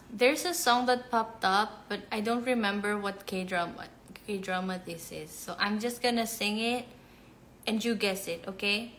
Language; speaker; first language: English; non-native, local second language; Filipino